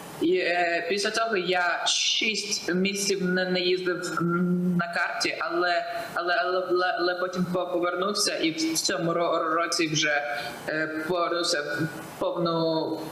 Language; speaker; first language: Ukrainian; non-native, local second language; Russian